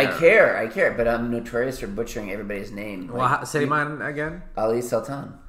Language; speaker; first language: English; native; English